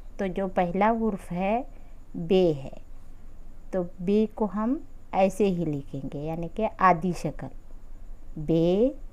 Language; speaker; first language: Hindi; native; Hindi